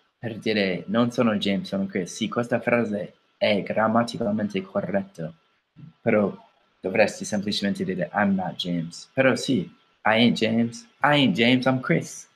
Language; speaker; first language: Italian; non-native, fluent; English